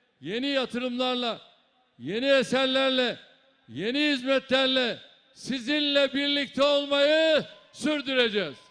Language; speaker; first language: Turkish; native; Turkish